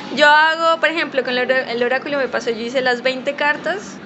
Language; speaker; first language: Spanish; native; Spanish